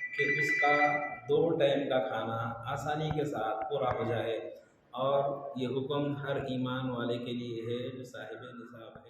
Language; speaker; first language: Urdu; native; Urdu